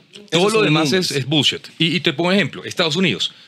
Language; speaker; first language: Spanish; native; Spanish